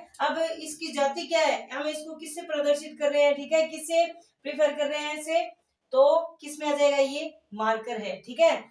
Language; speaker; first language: Hindi; native; Hindi